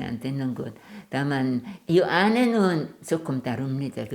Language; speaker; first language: Korean; non-native, learner; German